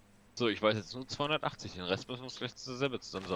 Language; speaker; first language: German; native; German